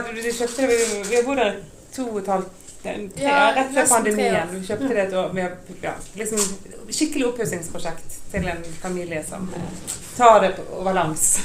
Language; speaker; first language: Norwegian; non-native, fluent; Ukrainian